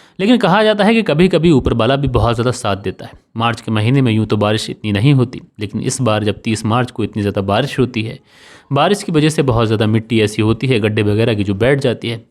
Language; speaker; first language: Hindi; native; Hindi